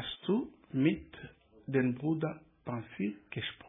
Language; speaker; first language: German; non-native, learner; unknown